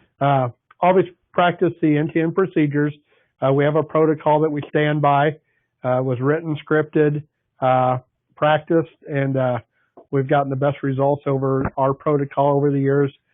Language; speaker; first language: English; native; English